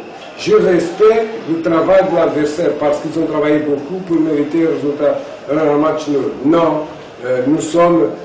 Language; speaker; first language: French; non-native, fluent; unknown